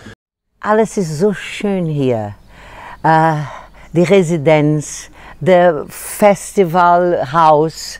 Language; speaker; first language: German; non-native, fluent; Portuguese